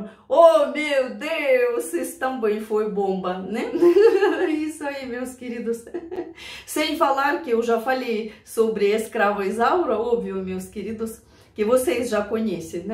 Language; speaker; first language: Portuguese; non-native, learner; Russian